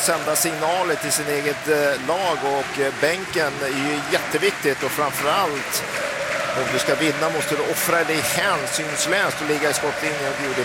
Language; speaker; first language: Swedish; native; Swedish